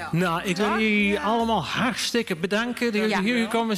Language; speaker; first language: Dutch; native; Dutch